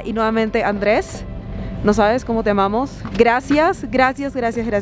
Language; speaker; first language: Spanish; native; Spanish